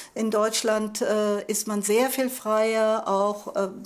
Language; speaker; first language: German; native; German